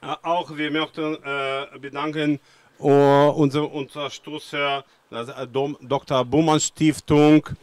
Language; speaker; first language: German; non-native, learner; Russian